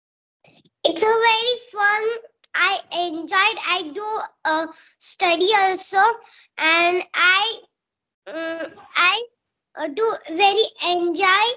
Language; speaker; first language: English; non-native, local second language; Marathi